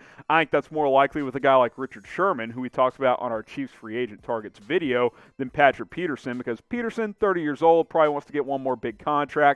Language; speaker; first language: English; native; English